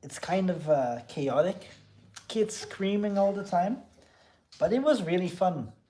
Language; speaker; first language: English; non-native, fluent; Dutch